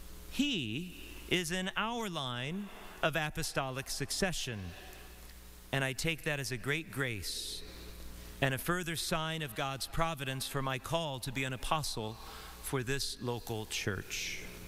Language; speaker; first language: English; native; English